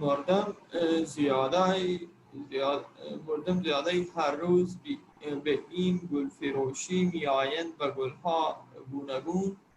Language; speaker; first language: Persian; non-native, learner; Urdu